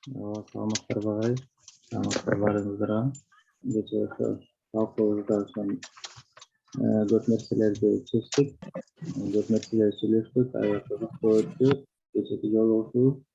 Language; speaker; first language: Kyrgyz; native; Kyrgyz